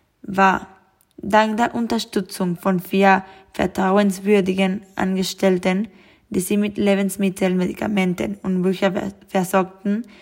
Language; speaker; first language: German; non-native, learner; Spanish